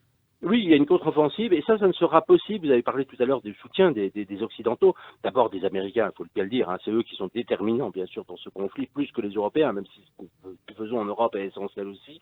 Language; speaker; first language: French; native; French